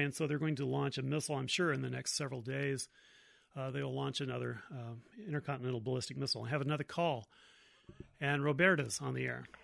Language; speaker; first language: English; native; English